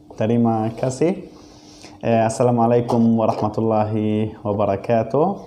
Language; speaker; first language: Indonesian; non-native, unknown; Arabic